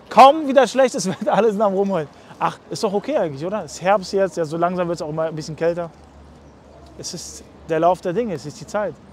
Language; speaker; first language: German; native; German